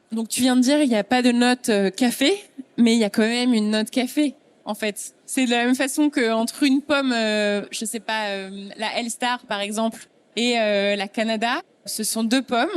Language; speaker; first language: French; native; French